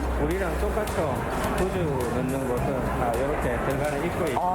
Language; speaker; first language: Korean; native; Korean